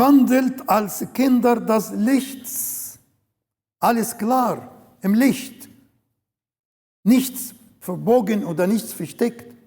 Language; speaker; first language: German; non-native, learner; Arabic